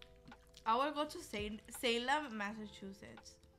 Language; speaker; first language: English; early bilingual, other home language; Spanish